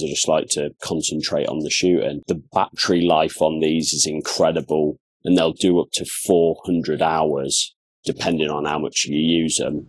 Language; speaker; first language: English; native; English